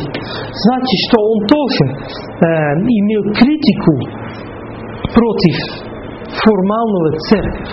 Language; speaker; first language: Russian; non-native, fluent; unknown